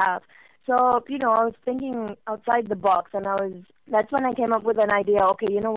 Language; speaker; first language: English; non-native, fluent; Norwegian